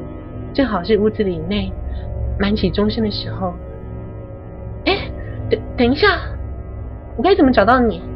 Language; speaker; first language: Chinese; native; Chinese